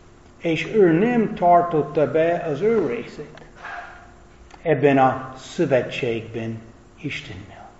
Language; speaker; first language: Hungarian; non-native, fluent; English